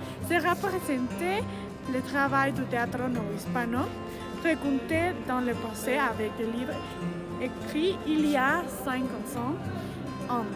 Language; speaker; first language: French; non-native, learner; Spanish